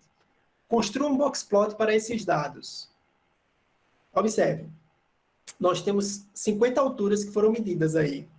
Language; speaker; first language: Portuguese; native; Portuguese